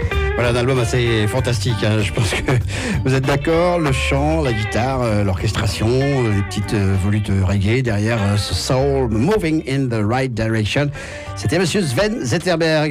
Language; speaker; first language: French; native; French